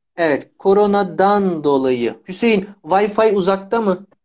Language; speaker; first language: Turkish; native; Turkish